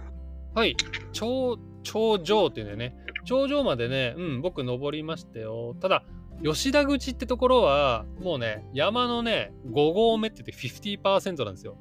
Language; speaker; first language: Japanese; native; Japanese